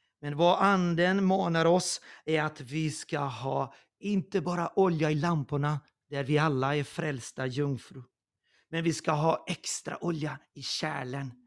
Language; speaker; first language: Swedish; non-native, fluent; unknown